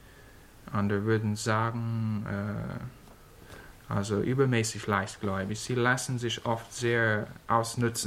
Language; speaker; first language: German; non-native, fluent; English